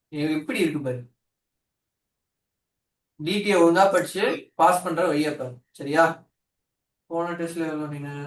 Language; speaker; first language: Tamil; native; Tamil